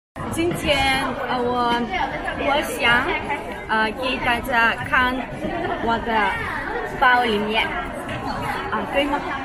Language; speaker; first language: Chinese; non-native, learner; Russian